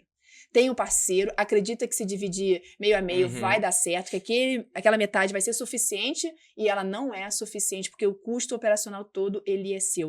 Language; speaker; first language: Portuguese; native; Portuguese